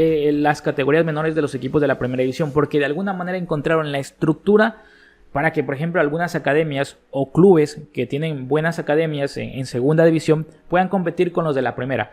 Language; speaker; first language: Spanish; native; Spanish